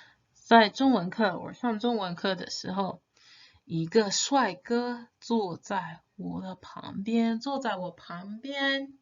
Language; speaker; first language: Chinese; non-native, fluent; English